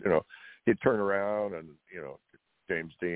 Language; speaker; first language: English; native; English